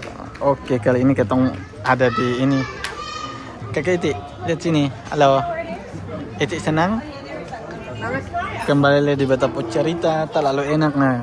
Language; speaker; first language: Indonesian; non-native, local second language; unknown